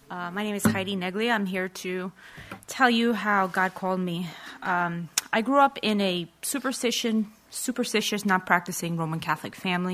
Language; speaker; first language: English; native; English